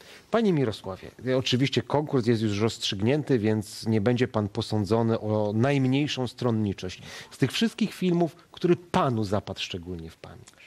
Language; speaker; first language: Polish; native; Polish